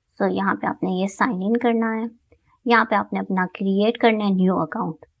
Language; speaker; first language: Urdu; native; Urdu